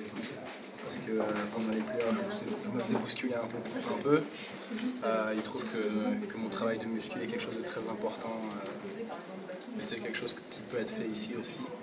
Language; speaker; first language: French; early bilingual, heritage; French